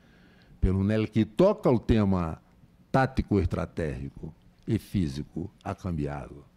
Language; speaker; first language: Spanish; non-native, fluent; Portuguese